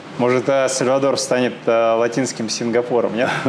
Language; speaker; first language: Russian; native; Russian